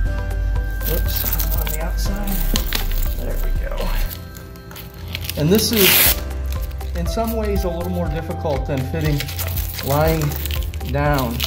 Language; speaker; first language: English; native; English